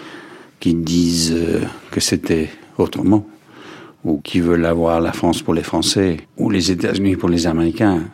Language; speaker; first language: French; non-native, fluent; English